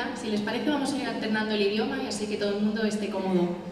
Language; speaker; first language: Spanish; non-native, local second language; Catalan